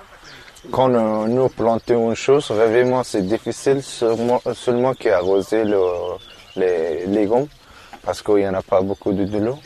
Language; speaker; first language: French; non-native, learner; Persian